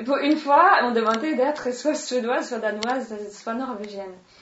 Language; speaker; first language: French; non-native, fluent; Swedish